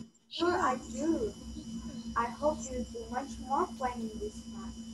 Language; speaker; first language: English; non-native, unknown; Indonesian